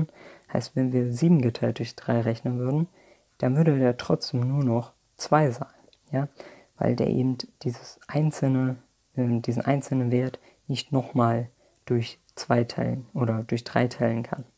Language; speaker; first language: German; native; German